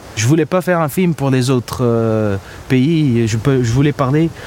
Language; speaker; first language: French; non-native, local second language; Arabic